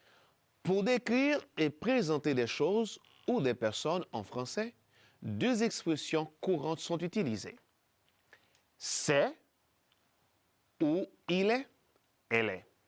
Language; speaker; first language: French; non-native, fluent; Spanish